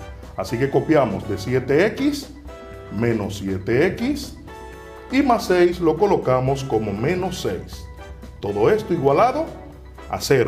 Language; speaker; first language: Spanish; native; Spanish